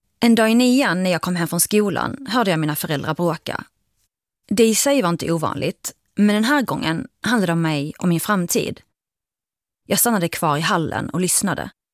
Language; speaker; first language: Swedish; early bilingual, other home language; Arabic